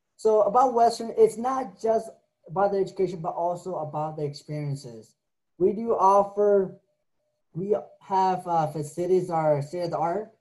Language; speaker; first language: English; native; English